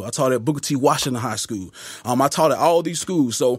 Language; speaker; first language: English; native; English